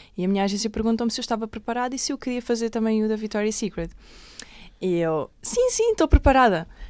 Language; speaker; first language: Portuguese; native; Portuguese